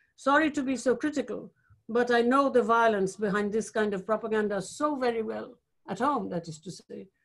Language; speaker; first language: English; non-native, local second language; Bangla